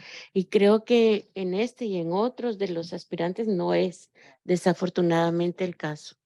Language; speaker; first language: Spanish; native; Spanish